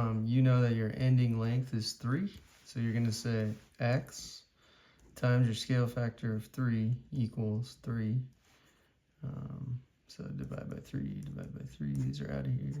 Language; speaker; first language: English; native; English